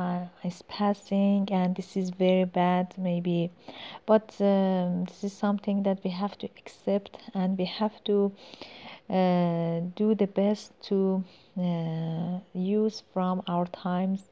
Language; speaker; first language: English; non-native, learner; Persian